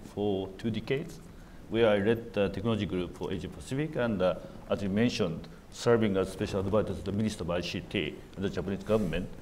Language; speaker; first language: English; non-native, fluent; Japanese